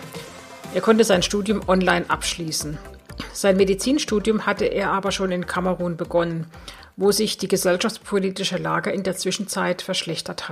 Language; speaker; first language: German; native; German